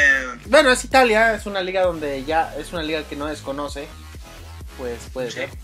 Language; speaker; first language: Spanish; native; Spanish